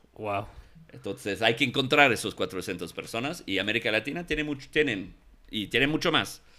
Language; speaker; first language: Spanish; non-native, fluent; English